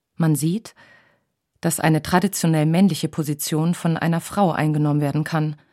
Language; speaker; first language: German; native; German